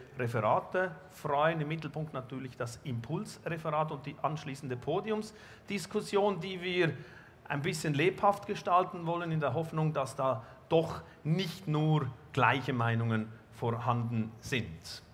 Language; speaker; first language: German; native; German